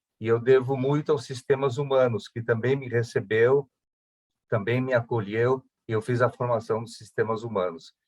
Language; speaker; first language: Portuguese; early bilingual, other home language; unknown